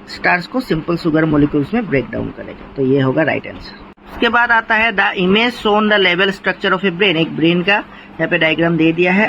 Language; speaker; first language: Hindi; non-native, local second language; Assamese